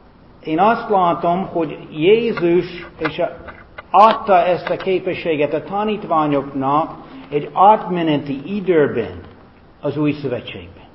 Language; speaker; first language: Hungarian; non-native, fluent; English